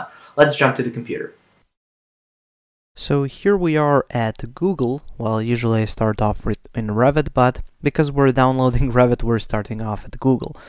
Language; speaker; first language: English; non-native, fluent; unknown